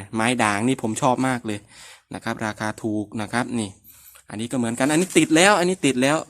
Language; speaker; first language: Thai; non-native, local second language; Northern Khmer